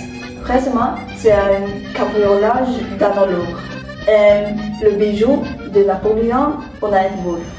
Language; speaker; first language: French; non-native, learner; Norwegian